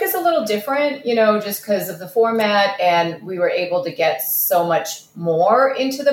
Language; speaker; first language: English; early bilingual, other home language; Russian